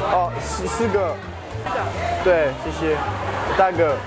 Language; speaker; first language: Chinese; non-native, learner; French